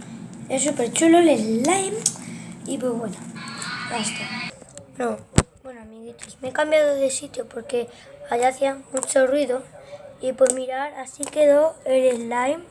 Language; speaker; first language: Spanish; native; Spanish